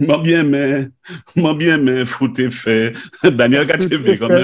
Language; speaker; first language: French; native; French